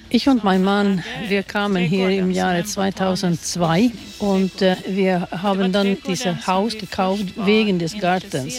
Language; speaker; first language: German; non-native, fluent; Swedish